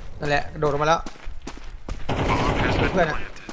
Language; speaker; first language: Thai; native; Thai